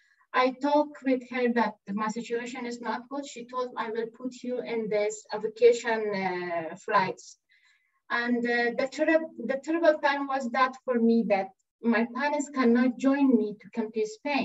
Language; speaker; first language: English; non-native, learner; Persian